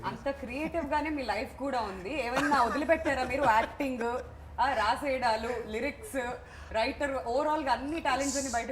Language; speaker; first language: Telugu; native; Telugu